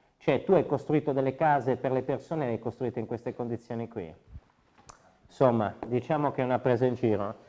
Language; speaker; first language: Italian; native; Italian